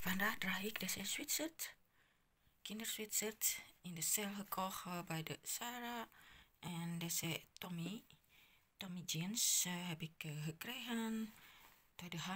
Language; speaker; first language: Dutch; non-native, learner; Indonesian